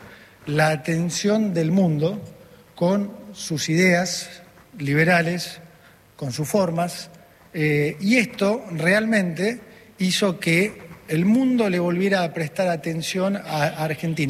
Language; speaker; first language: Spanish; native; Spanish